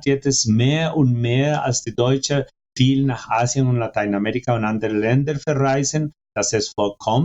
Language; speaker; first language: German; non-native, fluent; Spanish